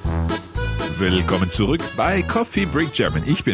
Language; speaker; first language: German; non-native, learner; English